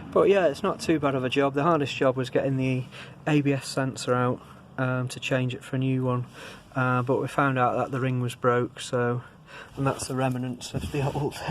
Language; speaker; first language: English; native; English